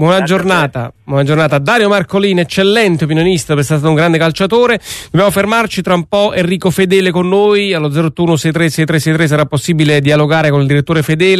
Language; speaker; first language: Italian; native; Italian